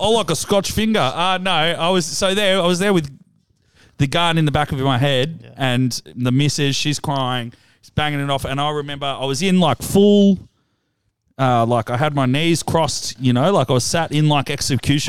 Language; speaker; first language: English; native; English